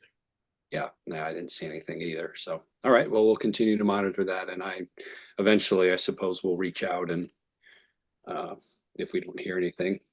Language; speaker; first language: English; native; English